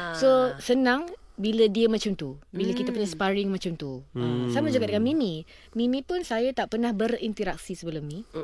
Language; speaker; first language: Malay; native; Malay